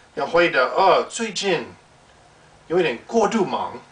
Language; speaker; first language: Chinese; non-native, fluent; English